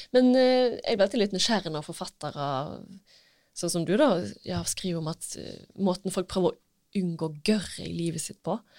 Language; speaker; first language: Norwegian; native; Norwegian